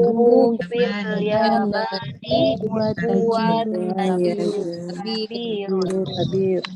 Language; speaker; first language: Arabic; non-native, learner; Indonesian